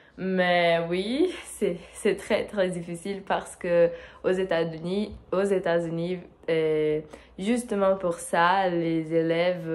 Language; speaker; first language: French; non-native, fluent; Portuguese